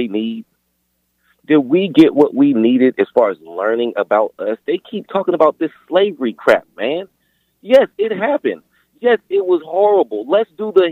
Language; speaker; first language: English; native; English